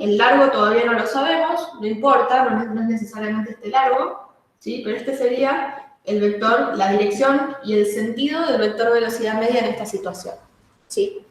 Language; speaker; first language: Spanish; native; Spanish